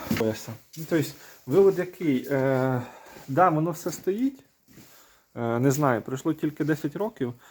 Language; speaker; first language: Ukrainian; non-native, local second language; Russian